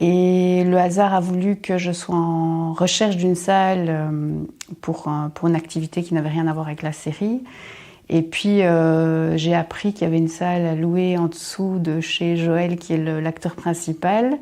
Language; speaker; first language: French; native; French